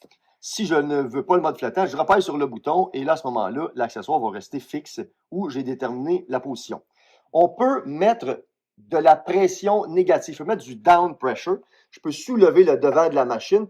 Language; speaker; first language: French; native; French